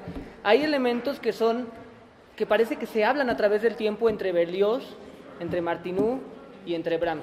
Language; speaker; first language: Spanish; native; Spanish